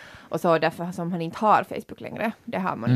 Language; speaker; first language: Swedish; native; Swedish